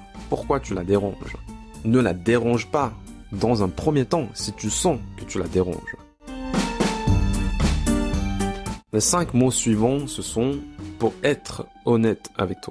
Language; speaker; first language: French; native; French